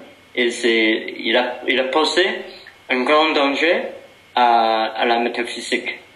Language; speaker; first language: French; non-native, fluent; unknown